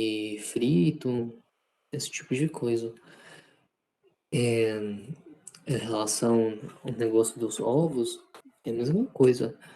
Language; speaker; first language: Portuguese; non-native, fluent; Spanish